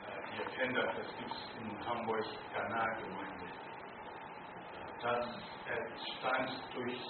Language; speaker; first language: German; non-native, learner; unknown